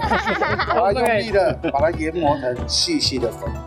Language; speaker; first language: Chinese; native; Chinese